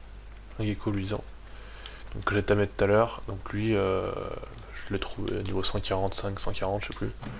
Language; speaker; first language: French; native; French